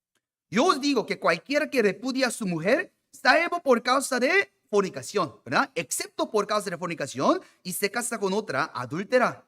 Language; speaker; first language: Spanish; non-native, fluent; Korean